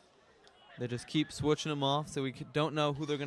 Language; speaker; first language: English; native; English